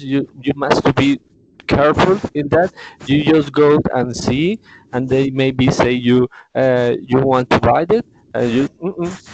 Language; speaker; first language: English; non-native, learner; Spanish